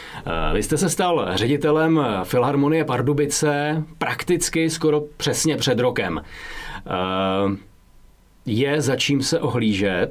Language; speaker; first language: Czech; native; Czech